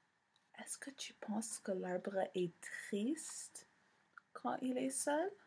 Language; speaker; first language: French; non-native, fluent; English